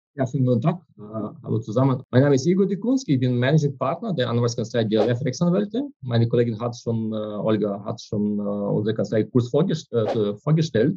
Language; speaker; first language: German; non-native, fluent; Ukrainian